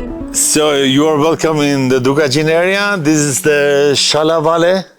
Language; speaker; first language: English; non-native, learner; Albanian